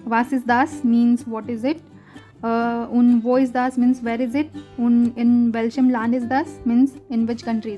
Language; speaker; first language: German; non-native, fluent; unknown